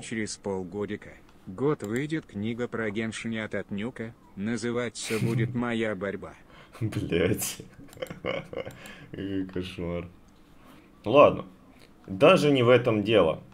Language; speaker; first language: Russian; native; Russian